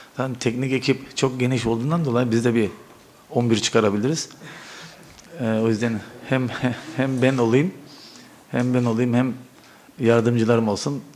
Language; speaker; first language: Turkish; early bilingual, heritage; Turkish